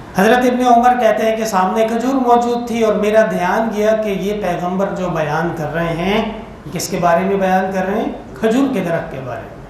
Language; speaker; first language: Urdu; non-native, local second language; Pashto